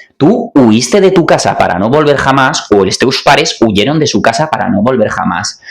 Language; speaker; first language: Spanish; non-native, local second language; Catalan